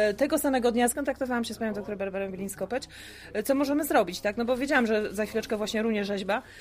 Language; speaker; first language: Polish; native; Polish